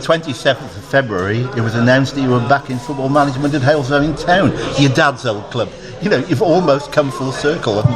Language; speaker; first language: English; native; English